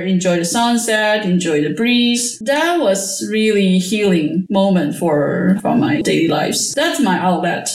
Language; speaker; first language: English; non-native, fluent; Chinese